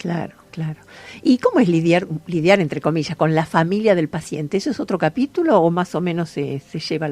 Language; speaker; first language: Spanish; native; Spanish